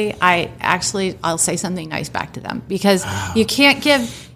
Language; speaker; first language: English; native; English